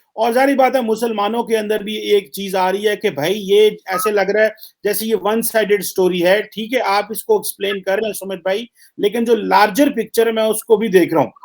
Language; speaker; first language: Urdu; non-native, local second language; Punjabi